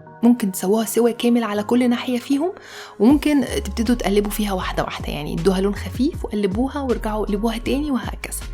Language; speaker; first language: Arabic; native; Arabic